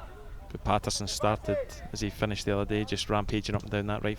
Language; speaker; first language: English; native; English